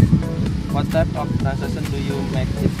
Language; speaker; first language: English; non-native, learner; Indonesian